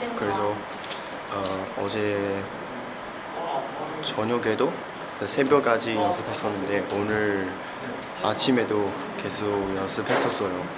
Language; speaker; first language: Korean; non-native, learner; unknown